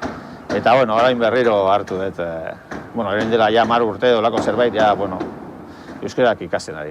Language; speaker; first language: Basque; non-native, local second language; Spanish